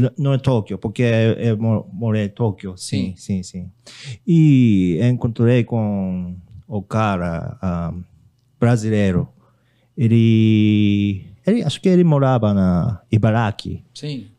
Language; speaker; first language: Portuguese; non-native, learner; Japanese